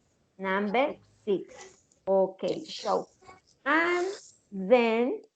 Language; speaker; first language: English; non-native, learner; Spanish